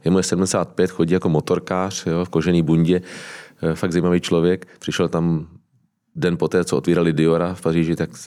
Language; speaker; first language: Czech; native; Czech